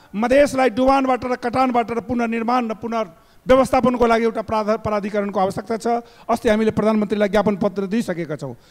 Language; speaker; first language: Nepali; non-native, local second language; Maithili